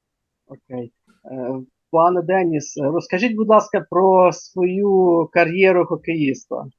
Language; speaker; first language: Ukrainian; native; Ukrainian